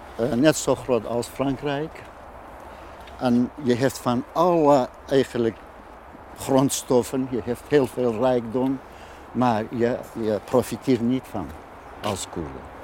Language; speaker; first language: Dutch; non-native, fluent; Kurdish